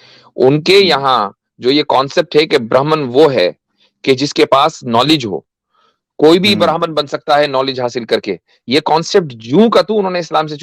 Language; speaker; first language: Hindi; native; Hindi